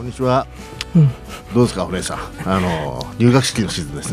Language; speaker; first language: Japanese; native; Japanese